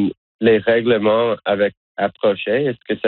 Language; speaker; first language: French; non-native, learner; English